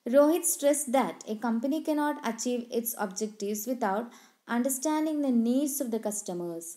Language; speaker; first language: English; non-native, local second language; Malayalam